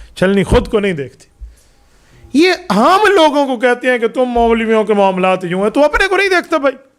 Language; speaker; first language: Urdu; non-native, local second language; Punjabi